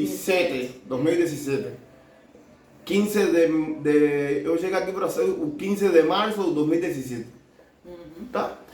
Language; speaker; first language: Portuguese; non-native, learner; Spanish